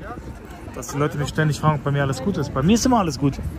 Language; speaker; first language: German; native; German